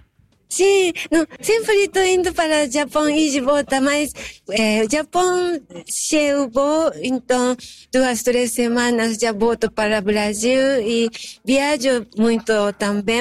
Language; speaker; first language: Portuguese; non-native, fluent; Japanese